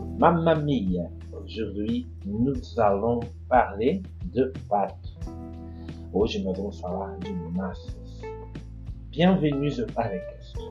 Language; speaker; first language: French; non-native, fluent; Portuguese